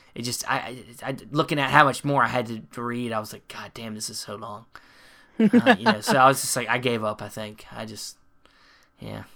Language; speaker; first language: English; native; English